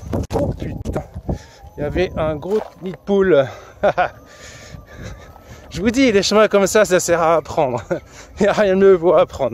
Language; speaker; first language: French; native; French